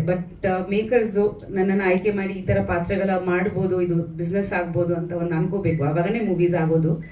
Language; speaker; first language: Kannada; non-native, fluent; Bangla